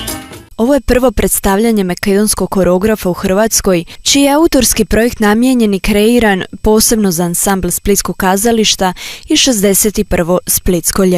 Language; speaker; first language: Croatian; native; Croatian